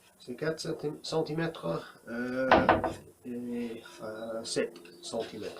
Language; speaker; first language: French; non-native, learner; English